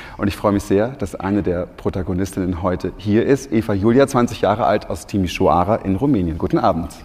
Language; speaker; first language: German; native; German